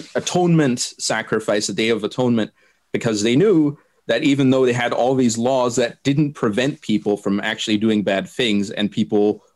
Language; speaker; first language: English; non-native, fluent; German